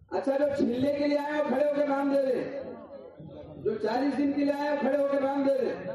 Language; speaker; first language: Urdu; native; Urdu